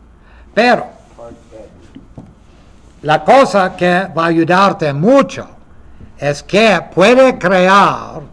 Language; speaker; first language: Spanish; non-native, fluent; English